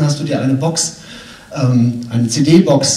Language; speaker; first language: German; native; German